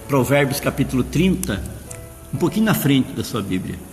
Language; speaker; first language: Portuguese; native; Portuguese